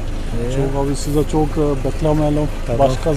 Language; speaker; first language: Turkish; non-native, learner; Urdu